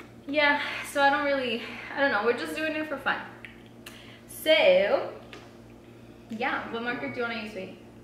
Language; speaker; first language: English; early bilingual, other home language; Spanish